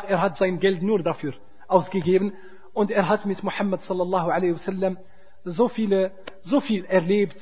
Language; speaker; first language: German; non-native, fluent; Arabic